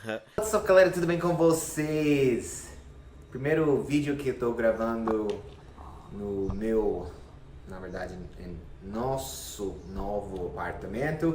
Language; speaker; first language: Portuguese; non-native, fluent; English